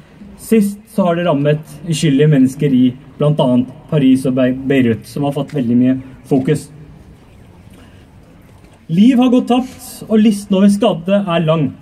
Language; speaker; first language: Norwegian; early bilingual, other home language; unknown